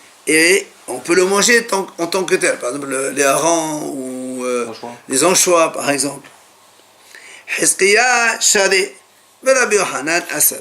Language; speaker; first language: French; native; French